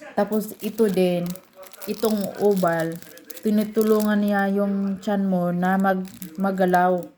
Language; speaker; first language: Filipino; non-native, local second language; Cebuano